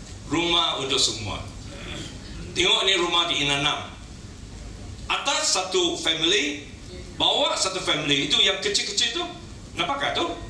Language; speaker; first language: Malay; non-native, local second language; Chinese